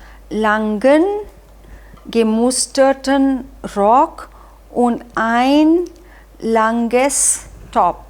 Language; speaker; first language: German; non-native, fluent; Hindi